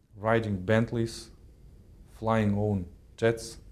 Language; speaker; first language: English; non-native, fluent; Kazakh